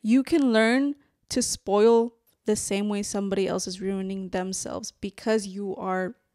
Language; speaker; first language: English; early bilingual, other home language; Spanish